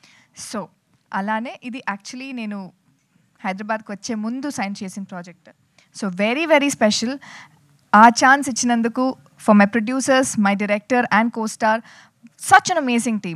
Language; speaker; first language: Telugu; non-native, fluent; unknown